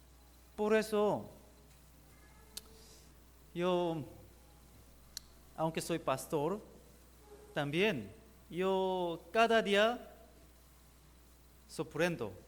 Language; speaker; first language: Spanish; non-native, learner; Korean